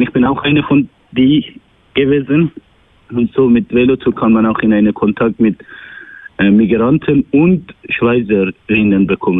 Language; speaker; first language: German; non-native, learner; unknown